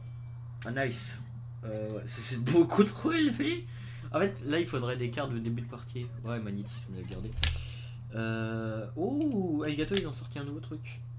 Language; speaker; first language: French; native; French